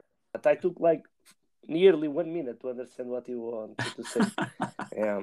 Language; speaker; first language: English; non-native, learner; Portuguese